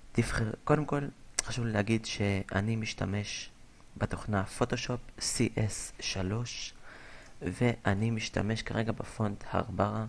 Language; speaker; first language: Hebrew; native; Hebrew